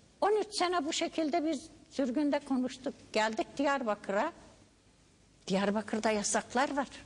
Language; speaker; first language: Turkish; non-native, local second language; Kurdish